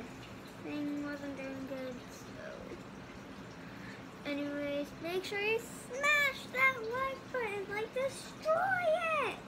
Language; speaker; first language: English; native; English